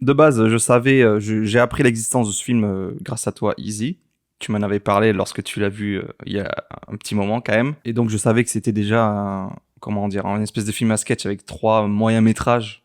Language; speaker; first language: French; native; French